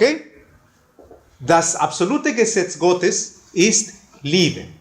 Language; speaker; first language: German; non-native, fluent; Spanish